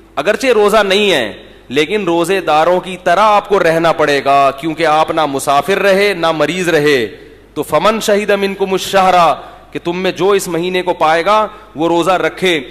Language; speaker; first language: Urdu; native; Urdu